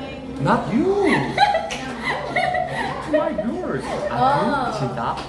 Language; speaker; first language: English; non-native, learner; Korean